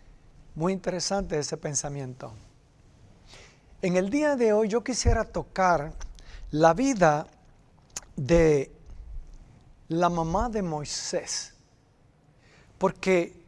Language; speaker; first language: Spanish; native; Spanish